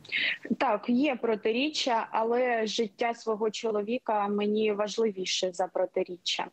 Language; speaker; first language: Ukrainian; non-native, local second language; Russian